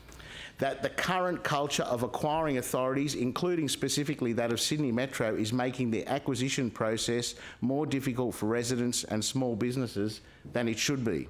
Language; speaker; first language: English; native; English